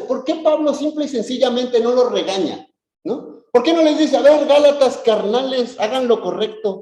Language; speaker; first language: Spanish; native; Spanish